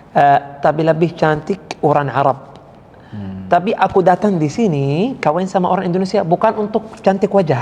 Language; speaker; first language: Indonesian; non-native, learner; Arabic